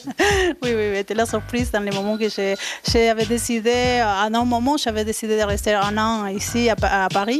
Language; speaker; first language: French; non-native, fluent; Spanish